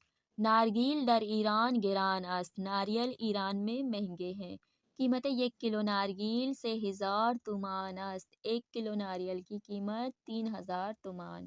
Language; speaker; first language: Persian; non-native, fluent; Urdu